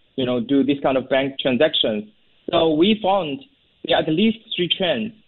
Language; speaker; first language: English; non-native, fluent; Chinese